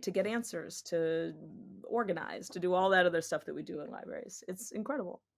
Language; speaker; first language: English; native; English